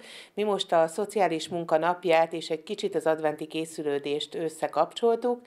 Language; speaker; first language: Hungarian; native; Hungarian